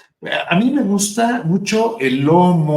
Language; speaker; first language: Spanish; native; Spanish